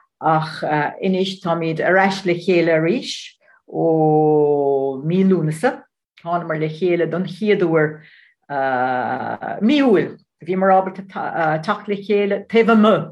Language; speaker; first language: Irish; non-native, learner; Dutch